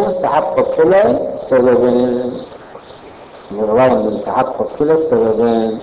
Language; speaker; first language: Arabic; native; Arabic